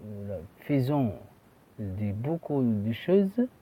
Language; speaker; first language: French; non-native, fluent; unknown